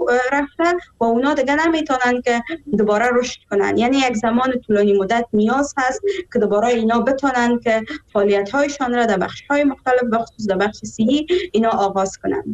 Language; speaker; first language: Persian; native; Persian